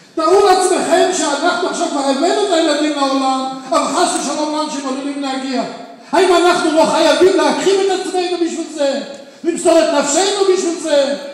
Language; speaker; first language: Hebrew; native; Hebrew